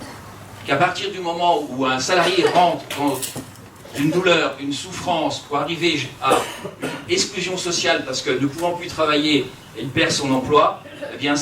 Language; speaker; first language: French; native; French